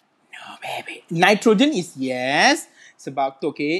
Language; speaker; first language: English; non-native, local second language; Malay